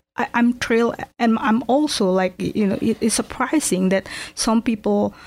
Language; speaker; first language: English; non-native, fluent; Indonesian